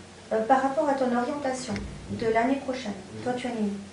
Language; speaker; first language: French; native; French